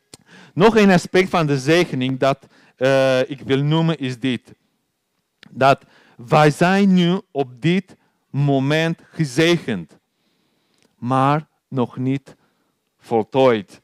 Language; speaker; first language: Dutch; non-native, learner; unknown